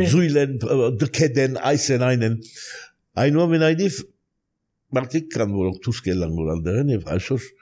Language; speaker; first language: Armenian; early bilingual, heritage; Armenian